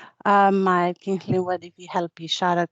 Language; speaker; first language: Welsh; non-native, learner; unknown